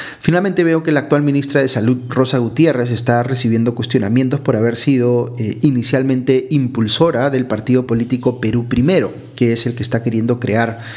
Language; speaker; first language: Spanish; native; Spanish